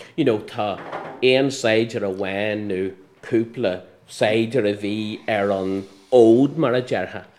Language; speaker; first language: Irish; non-native, local second language; English